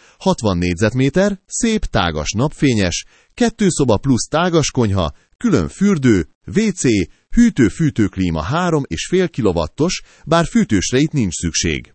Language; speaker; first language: Hungarian; native; Hungarian